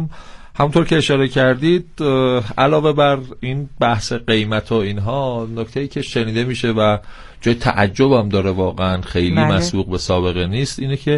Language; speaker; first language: Persian; native; Persian